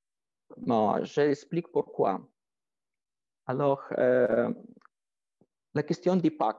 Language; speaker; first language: French; non-native, fluent; Ukrainian